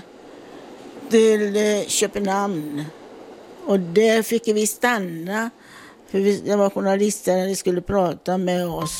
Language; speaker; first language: Swedish; non-native, fluent; Italian